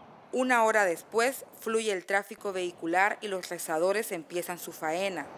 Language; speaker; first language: Spanish; native; Spanish